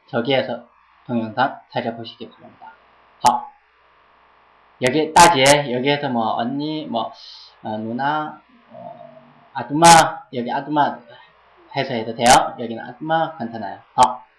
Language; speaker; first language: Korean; non-native, fluent; Chinese